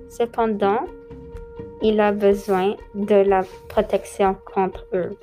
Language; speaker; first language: French; non-native, local second language; English